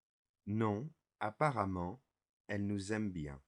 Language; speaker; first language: French; non-native, fluent; English